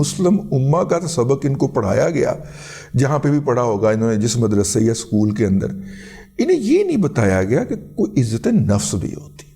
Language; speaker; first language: Urdu; native; Urdu